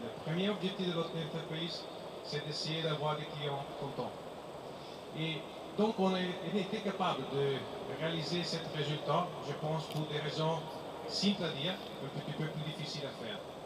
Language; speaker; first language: French; non-native, fluent; Italian